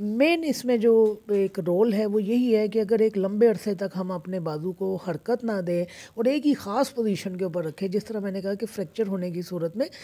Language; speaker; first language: Urdu; native; Urdu